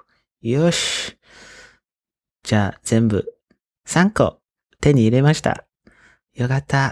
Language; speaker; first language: Japanese; non-native, learner; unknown